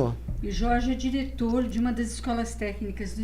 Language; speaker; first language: Portuguese; native; Portuguese